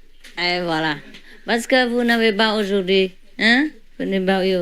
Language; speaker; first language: French; non-native, learner; Vietnamese